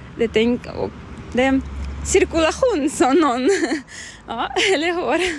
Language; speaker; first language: Swedish; non-native, learner; Ukrainian